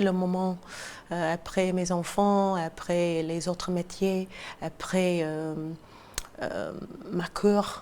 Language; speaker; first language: French; non-native, learner; English